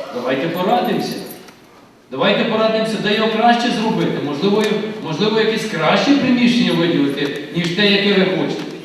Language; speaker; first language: Ukrainian; native; Ukrainian